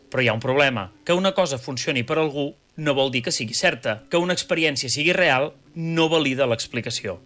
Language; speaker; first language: Catalan; native; Catalan